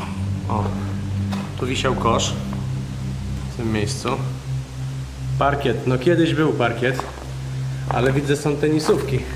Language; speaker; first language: Polish; native; Polish